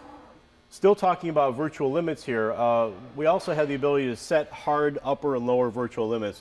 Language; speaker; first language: English; native; English